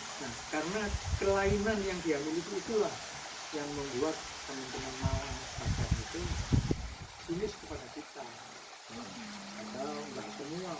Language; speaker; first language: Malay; non-native, local second language; Javanese